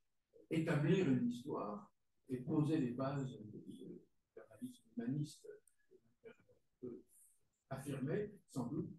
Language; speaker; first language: French; native; French